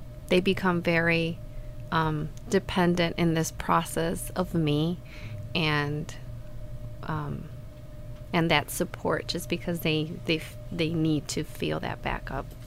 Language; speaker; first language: English; non-native, fluent; Spanish